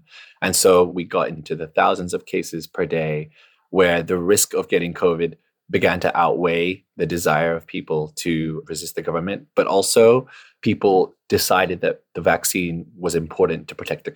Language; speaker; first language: English; non-native, local second language; Cantonese